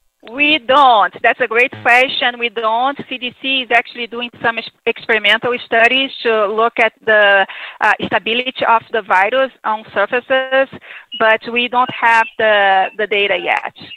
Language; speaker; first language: English; non-native, fluent; Portuguese